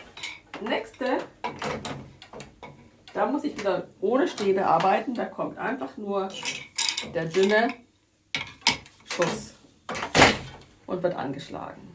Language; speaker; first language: German; native; German